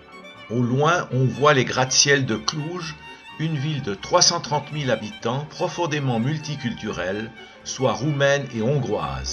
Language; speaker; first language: French; native; French